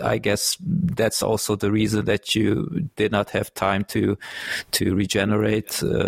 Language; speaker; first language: English; non-native, fluent; Hungarian